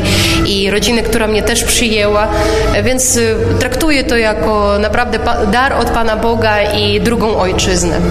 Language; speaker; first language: Polish; non-native, local second language; Ukrainian